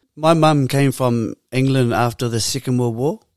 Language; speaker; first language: English; native; English